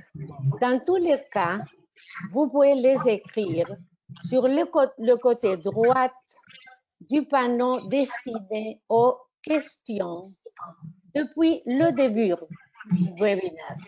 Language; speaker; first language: French; non-native, fluent; Spanish